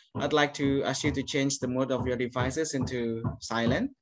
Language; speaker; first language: English; non-native, fluent; Indonesian